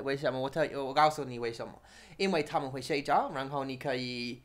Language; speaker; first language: Chinese; non-native, learner; English